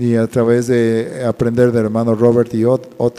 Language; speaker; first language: Spanish; native; Spanish